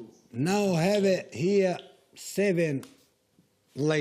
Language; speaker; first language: English; non-native, learner; Serbian